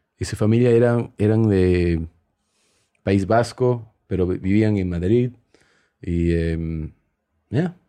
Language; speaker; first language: Spanish; early bilingual, heritage; Spanish